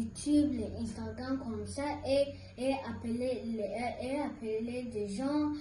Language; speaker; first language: French; early bilingual, other home language; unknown